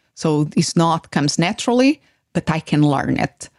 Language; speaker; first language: English; non-native, fluent; Portuguese